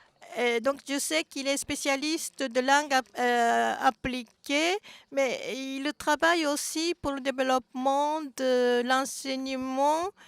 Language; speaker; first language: French; non-native, fluent; Japanese